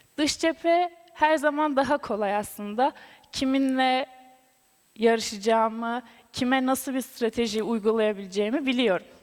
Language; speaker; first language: Turkish; native; Turkish